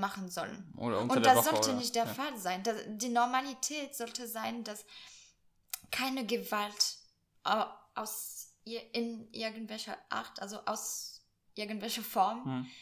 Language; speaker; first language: German; non-native, fluent; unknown